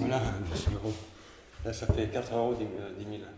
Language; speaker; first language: French; native; French